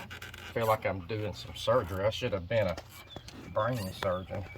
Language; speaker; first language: English; native; English